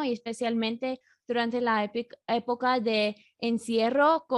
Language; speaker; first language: Spanish; non-native, fluent; English